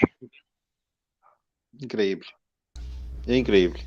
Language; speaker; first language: Portuguese; non-native, fluent; Spanish